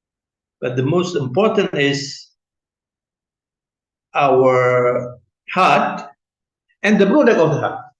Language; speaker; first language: English; non-native, fluent; Indonesian